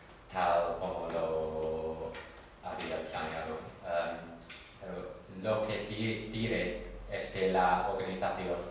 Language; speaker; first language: Spanish; non-native, fluent; English